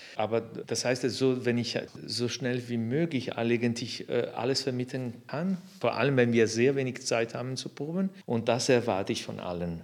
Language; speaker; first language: German; non-native, fluent; Italian